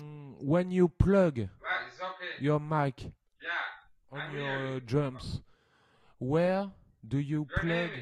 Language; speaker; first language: English; non-native, learner; French